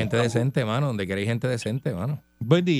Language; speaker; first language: Spanish; native; Spanish